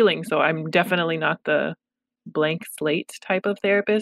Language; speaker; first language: English; early bilingual, other home language; Pashto